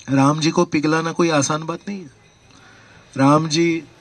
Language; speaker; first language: Hindi; non-native, local second language; Marathi